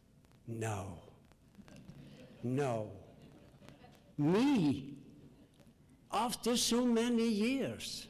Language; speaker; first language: English; non-native, learner; Swedish